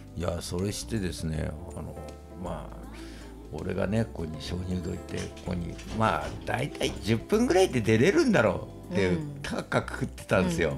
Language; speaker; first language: Japanese; native; Japanese